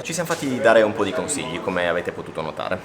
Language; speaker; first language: Italian; native; Italian